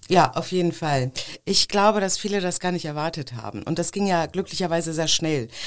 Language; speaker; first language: German; early bilingual, other home language; Turkish